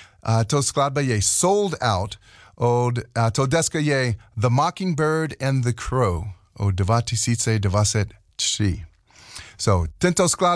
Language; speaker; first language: Czech; non-native, learner; English